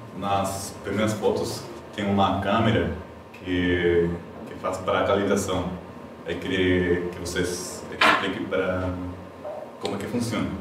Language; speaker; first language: Portuguese; non-native, learner; Spanish